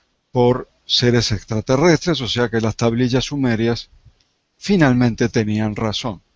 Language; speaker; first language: Spanish; native; Spanish